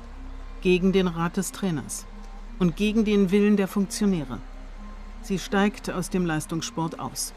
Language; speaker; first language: German; native; German